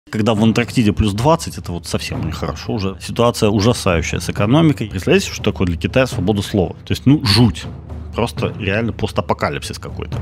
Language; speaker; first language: Russian; native; Russian